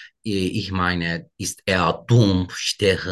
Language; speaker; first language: German; non-native, learner; Turkish